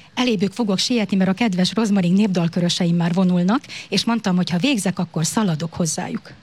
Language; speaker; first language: Hungarian; native; Hungarian